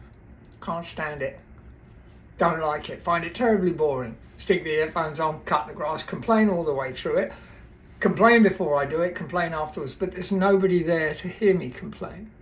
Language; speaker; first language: English; native; English